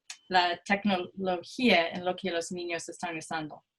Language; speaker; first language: Spanish; non-native, fluent; English